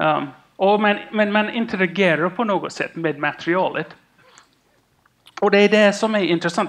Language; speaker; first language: Swedish; non-native, fluent; English